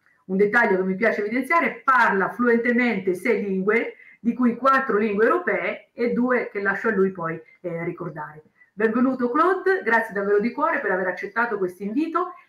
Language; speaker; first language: Italian; native; Italian